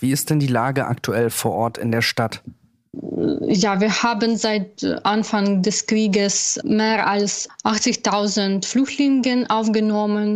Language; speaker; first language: German; non-native, learner; Ukrainian